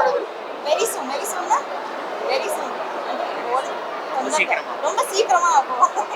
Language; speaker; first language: Tamil; non-native, learner; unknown